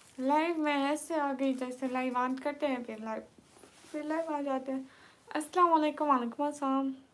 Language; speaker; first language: Urdu; non-native, local second language; Punjabi